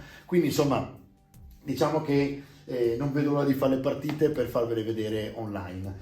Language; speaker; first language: Italian; native; Italian